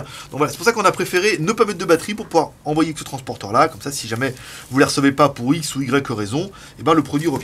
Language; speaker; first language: French; native; French